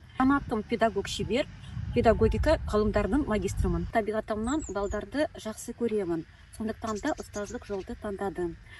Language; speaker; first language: Kazakh; non-native, local second language; Tatar